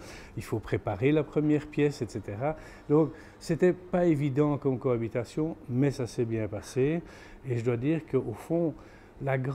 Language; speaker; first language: French; native; French